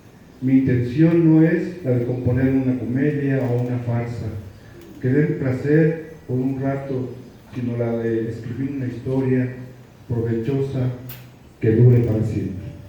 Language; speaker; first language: Spanish; native; Spanish